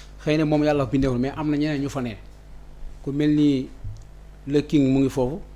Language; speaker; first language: Wolof; non-native, local second language; Fula